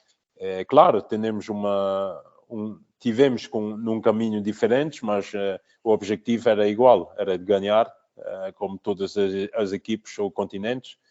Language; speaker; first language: Portuguese; early bilingual, heritage; Portuguese